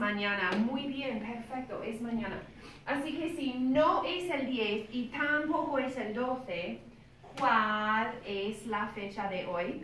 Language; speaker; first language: Spanish; non-native, fluent; English